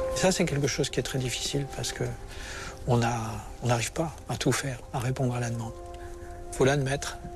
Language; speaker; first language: French; native; French